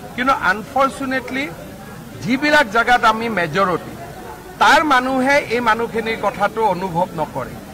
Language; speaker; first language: Assamese; native; Assamese